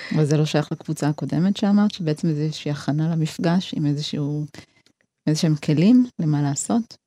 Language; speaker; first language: Hebrew; early bilingual, other home language; Amharic